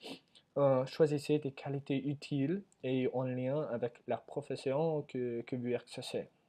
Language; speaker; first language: French; non-native, learner; English